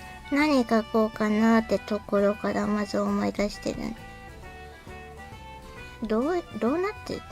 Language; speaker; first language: Japanese; native; Japanese